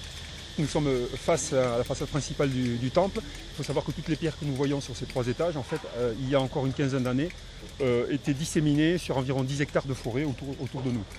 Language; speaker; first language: French; native; French